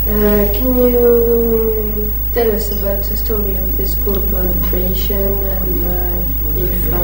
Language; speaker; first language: English; non-native, learner; French